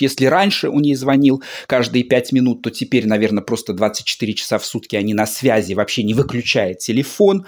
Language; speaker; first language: Russian; native; Russian